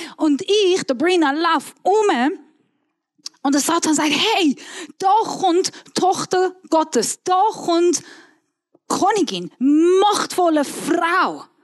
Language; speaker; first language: German; non-native, fluent; Persian